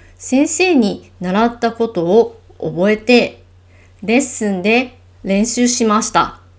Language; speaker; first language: Japanese; native; Japanese